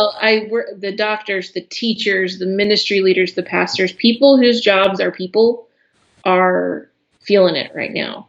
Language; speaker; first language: English; native; English